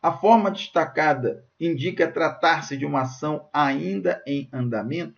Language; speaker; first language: Portuguese; native; Portuguese